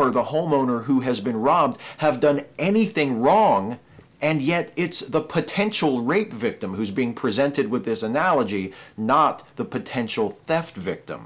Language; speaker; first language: English; native; English